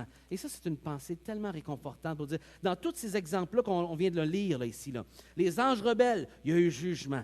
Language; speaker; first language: French; native; French